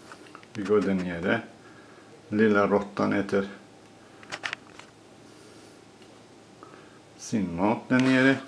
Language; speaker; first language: Swedish; non-native, learner; Persian